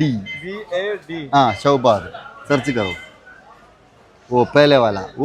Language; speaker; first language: Hindi; non-native, local second language; Malayalam